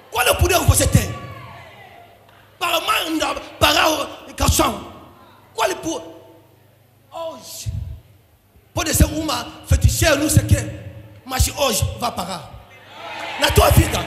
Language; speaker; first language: Portuguese; non-native, learner; Lingala